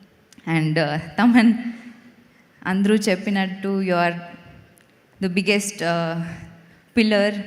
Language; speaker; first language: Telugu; non-native, local second language; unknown